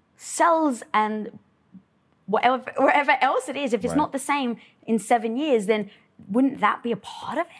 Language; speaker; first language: English; native; English